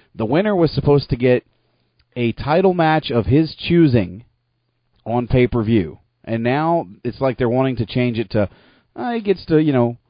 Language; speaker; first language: English; native; English